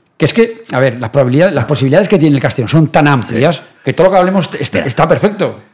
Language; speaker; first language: Spanish; native; Spanish